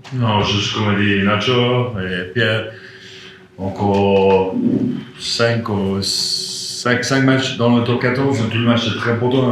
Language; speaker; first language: French; non-native, learner; English